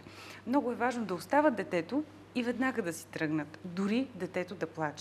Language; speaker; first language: Bulgarian; native; Bulgarian